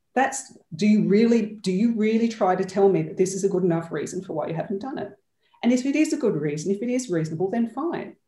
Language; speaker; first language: English; native; English